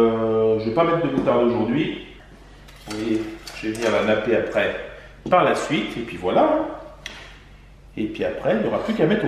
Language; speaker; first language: French; native; French